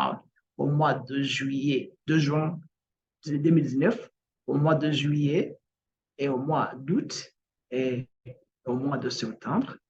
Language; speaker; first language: French; non-native, local second language; Kinyarwanda